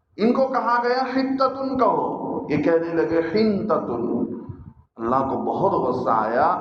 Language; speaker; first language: Urdu; native; Urdu